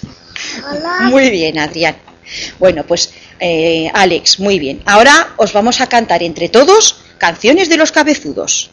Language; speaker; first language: Spanish; native; Spanish